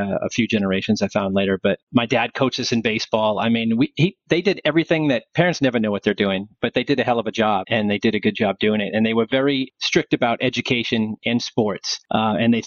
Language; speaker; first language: English; native; English